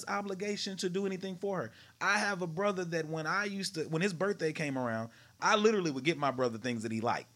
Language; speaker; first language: English; native; English